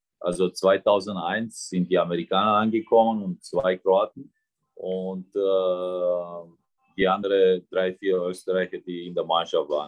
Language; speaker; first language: German; non-native, fluent; Romanian